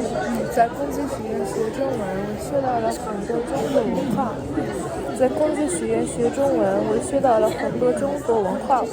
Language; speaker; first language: Chinese; non-native, learner; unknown